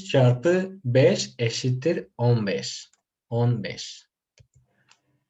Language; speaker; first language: Turkish; non-native, fluent; Spanish